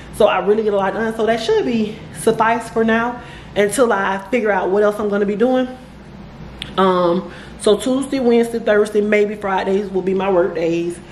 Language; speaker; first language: English; native; English